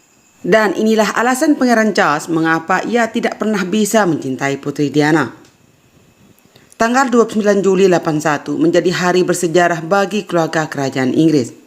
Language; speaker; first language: Indonesian; native; Indonesian